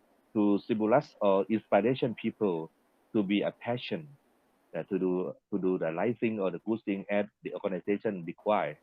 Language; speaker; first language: English; non-native, learner; Thai